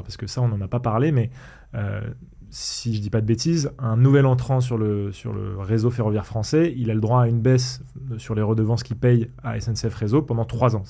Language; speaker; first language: French; native; French